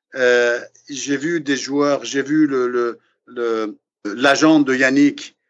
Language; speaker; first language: French; non-native, fluent; Persian